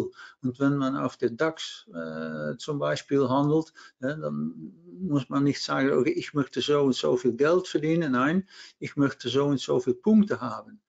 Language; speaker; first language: German; non-native, fluent; Dutch